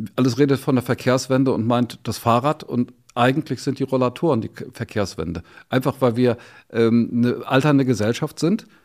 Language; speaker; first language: German; native; German